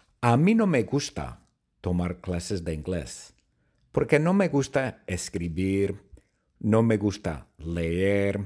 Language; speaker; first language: Spanish; non-native, fluent; English